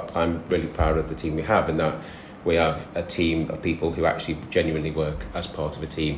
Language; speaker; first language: English; native; English